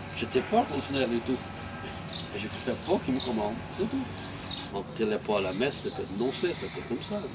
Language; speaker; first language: French; non-native, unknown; Portuguese